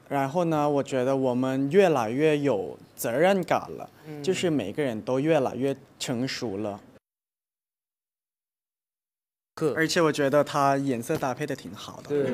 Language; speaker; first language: Chinese; non-native, fluent; Thai